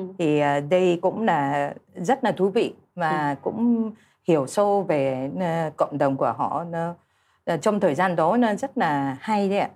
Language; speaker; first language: Vietnamese; non-native, fluent; Japanese